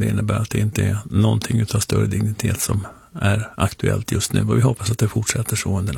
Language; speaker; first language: Swedish; native; Swedish